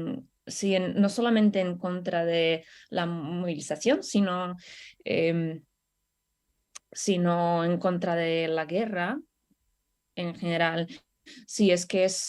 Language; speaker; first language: Spanish; non-native, fluent; Russian